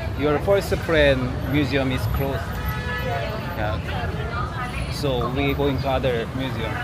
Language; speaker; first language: English; non-native, learner; Korean